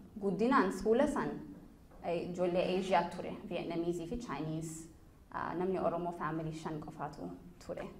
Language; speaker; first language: Oromo; early bilingual, heritage; Oromo